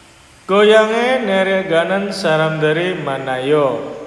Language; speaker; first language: Korean; non-native, fluent; Indonesian